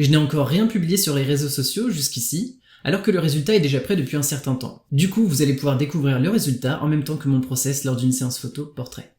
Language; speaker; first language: French; native; French